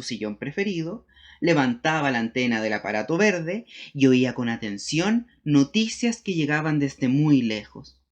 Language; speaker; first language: Spanish; native; Spanish